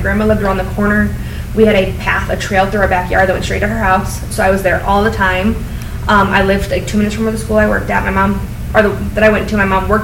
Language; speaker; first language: English; native; English